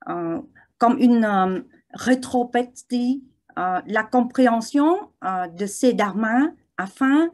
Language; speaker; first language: French; non-native, learner; Vietnamese